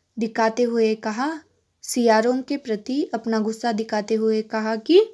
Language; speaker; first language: Hindi; non-native, local second language; Kannada